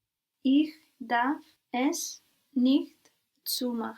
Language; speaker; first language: German; non-native, learner; English